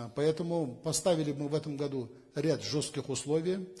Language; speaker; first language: Russian; non-native, local second language; Kazakh